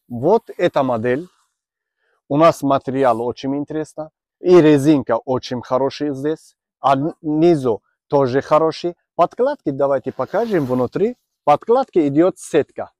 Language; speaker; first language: Russian; non-native, learner; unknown